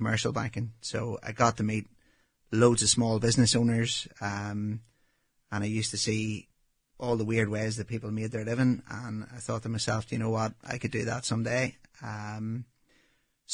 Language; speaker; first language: English; native; English